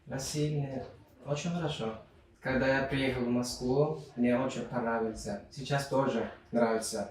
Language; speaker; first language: Russian; non-native, learner; Turkmen